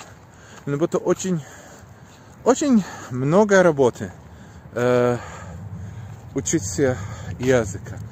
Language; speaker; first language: Russian; non-native, learner; Polish